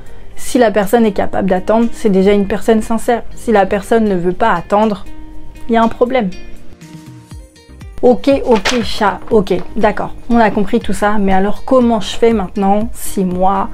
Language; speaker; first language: French; native; French